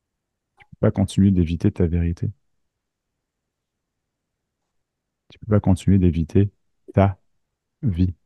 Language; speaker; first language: French; native; French